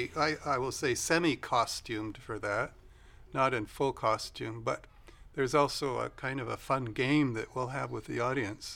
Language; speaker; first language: English; native; English